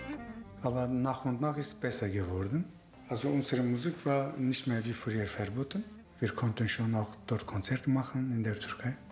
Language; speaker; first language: German; non-native, fluent; Kurdish